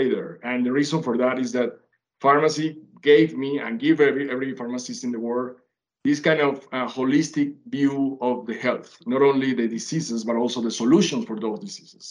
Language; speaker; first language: English; non-native, fluent; Spanish